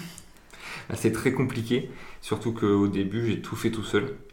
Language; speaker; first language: French; native; French